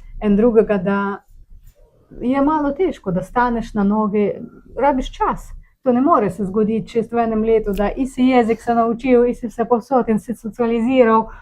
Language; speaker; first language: Slovenian; non-native, learner; Russian